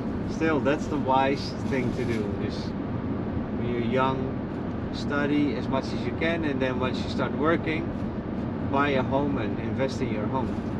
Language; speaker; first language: English; non-native, fluent; Dutch